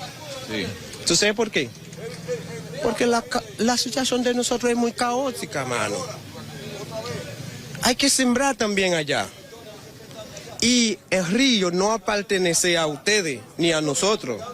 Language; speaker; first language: Spanish; non-native, learner; Haitian Creole